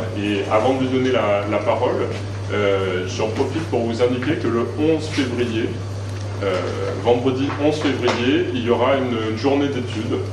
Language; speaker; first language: French; native; French